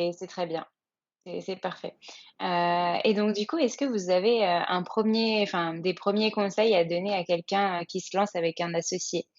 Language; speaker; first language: French; native; French